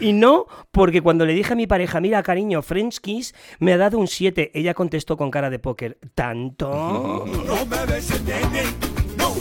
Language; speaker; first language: Spanish; native; Spanish